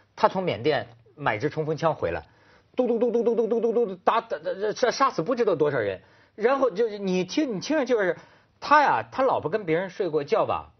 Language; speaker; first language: Chinese; native; Chinese